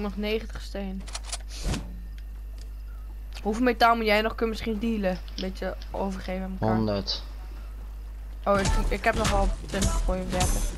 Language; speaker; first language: Dutch; native; Dutch